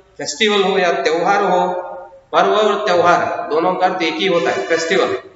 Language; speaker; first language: Hindi; non-native, local second language; Kannada